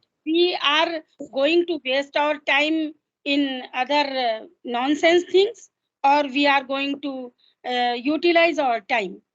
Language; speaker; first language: English; non-native, local second language; Hindi